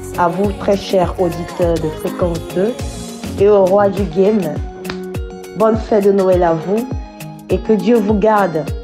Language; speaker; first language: French; native; French